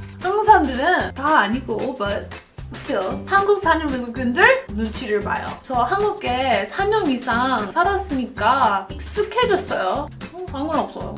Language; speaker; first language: Korean; non-native, fluent; English